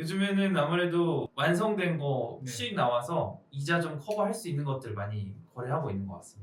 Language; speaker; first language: Korean; native; Korean